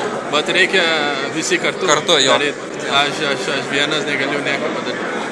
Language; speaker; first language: Lithuanian; non-native, learner; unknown